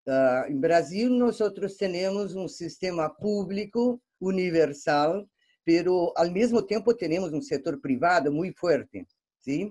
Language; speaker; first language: Spanish; non-native, fluent; Portuguese